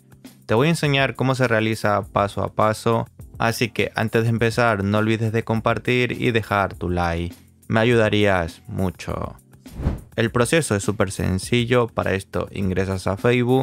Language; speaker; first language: Spanish; native; Spanish